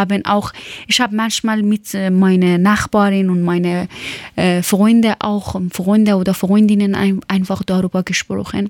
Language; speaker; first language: German; non-native, learner; Persian